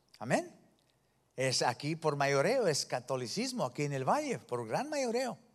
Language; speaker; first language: Spanish; early bilingual, heritage; Spanish